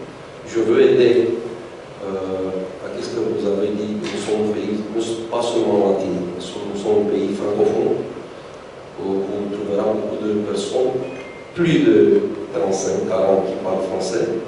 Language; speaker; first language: French; non-native, learner; Romanian